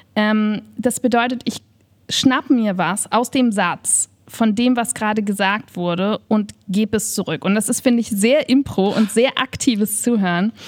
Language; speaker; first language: German; native; German